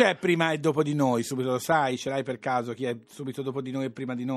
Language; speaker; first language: Italian; native; Italian